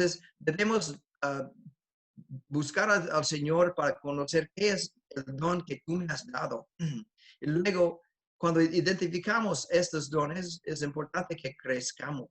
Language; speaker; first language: Spanish; non-native, fluent; English